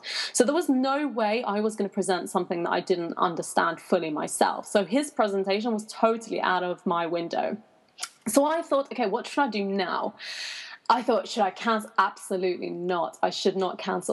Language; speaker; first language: English; non-native, fluent; Persian